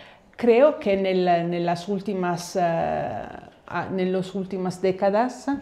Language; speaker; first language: Spanish; non-native, fluent; Italian